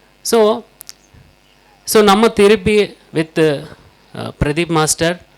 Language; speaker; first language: Tamil; native; Tamil